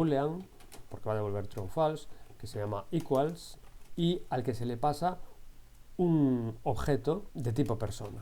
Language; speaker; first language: Spanish; native; Spanish